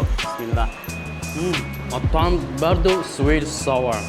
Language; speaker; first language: Arabic; non-native, fluent; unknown